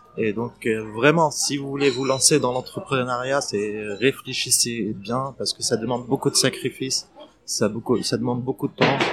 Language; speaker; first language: French; non-native, fluent; Arabic